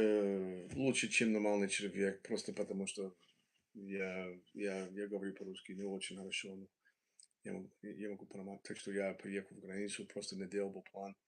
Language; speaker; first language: Russian; non-native, learner; English